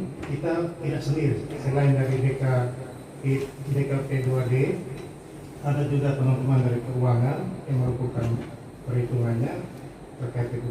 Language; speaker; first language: Indonesian; native; Indonesian